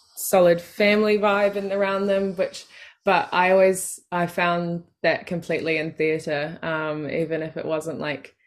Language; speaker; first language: English; native; English